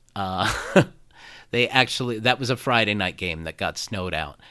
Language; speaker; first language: English; native; English